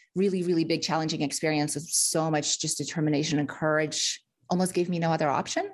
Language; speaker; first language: English; early bilingual, other home language; Russian